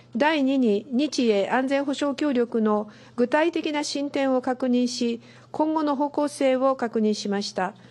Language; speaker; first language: Japanese; native; Japanese